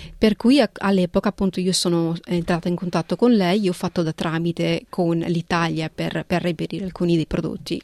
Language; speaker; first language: Italian; early bilingual, other home language; Punjabi